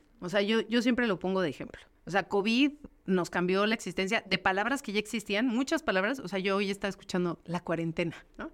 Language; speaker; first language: Spanish; native; Spanish